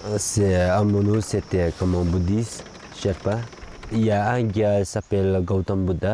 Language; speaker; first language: French; non-native, learner; Sherpa